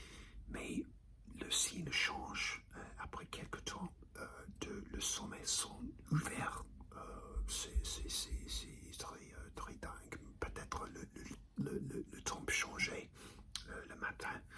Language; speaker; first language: French; non-native, learner; English